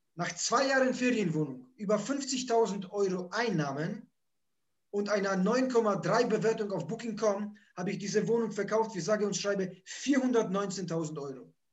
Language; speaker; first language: German; early bilingual, other home language; Polish